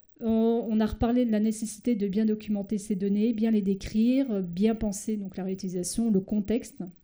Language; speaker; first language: French; native; French